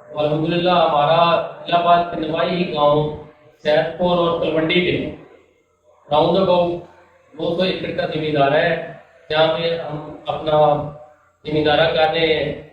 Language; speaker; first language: Urdu; non-native, local second language; Punjabi